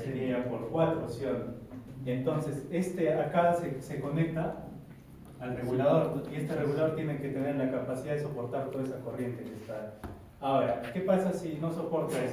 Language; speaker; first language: Spanish; native; Spanish